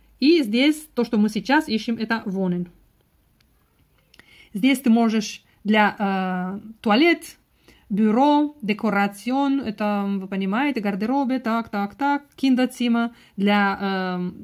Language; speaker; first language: Russian; non-native, learner; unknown